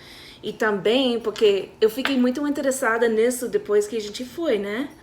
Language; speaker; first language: Portuguese; non-native, fluent; English